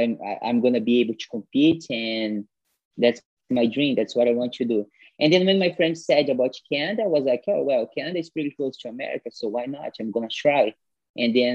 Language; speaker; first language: English; non-native, fluent; Portuguese